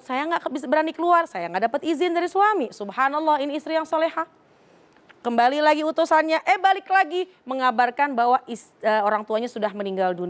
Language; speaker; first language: Indonesian; native; Indonesian